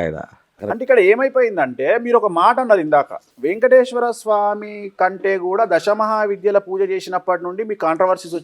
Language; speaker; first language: Telugu; native; Telugu